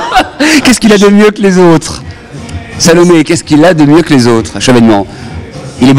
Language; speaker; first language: French; native; French